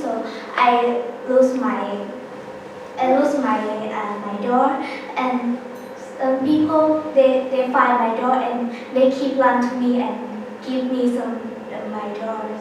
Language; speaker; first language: English; non-native, learner; Lao